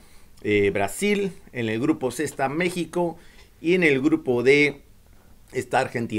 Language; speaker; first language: Spanish; native; Spanish